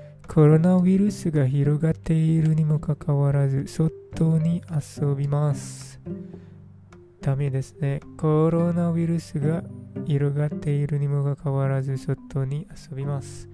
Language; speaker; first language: Japanese; non-native, learner; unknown